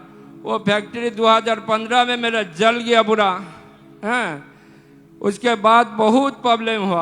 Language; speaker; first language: Hindi; non-native, local second language; Odia